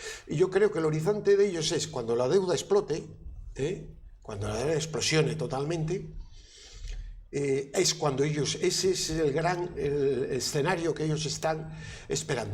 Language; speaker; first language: Spanish; native; Spanish